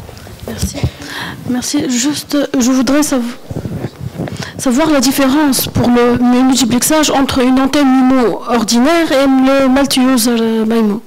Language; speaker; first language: French; non-native, local second language; Arabic